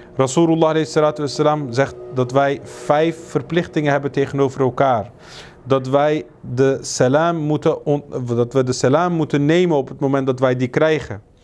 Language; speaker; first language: Dutch; early bilingual, other home language; Turkish